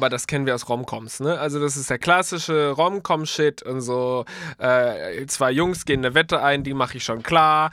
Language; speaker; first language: German; native; German